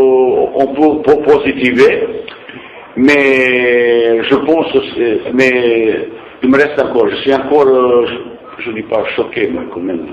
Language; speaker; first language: French; non-native, fluent; Bosnian